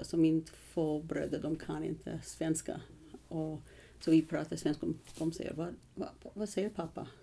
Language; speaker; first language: Swedish; early bilingual, heritage; English